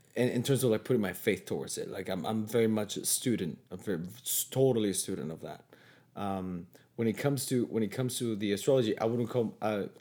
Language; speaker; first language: English; non-native, fluent; Spanish